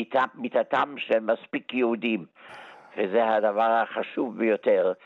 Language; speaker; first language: Hebrew; early bilingual, other home language; German